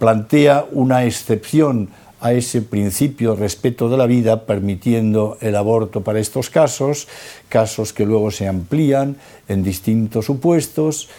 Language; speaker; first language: Spanish; native; Spanish